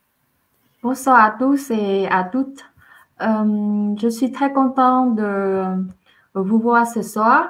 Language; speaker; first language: French; non-native, fluent; Vietnamese